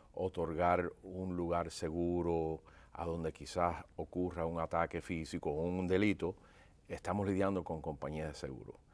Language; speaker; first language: Spanish; early bilingual, heritage; Spanish